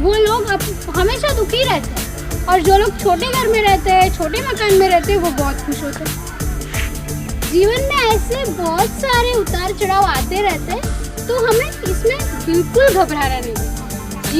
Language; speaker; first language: Hindi; non-native, local second language; Gujarati